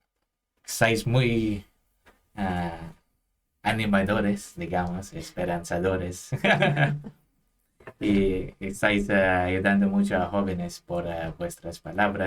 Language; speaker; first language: Spanish; non-native, fluent; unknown